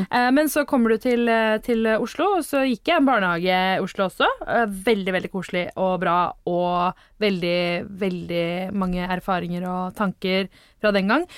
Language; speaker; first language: Norwegian; early bilingual, other home language; Tamil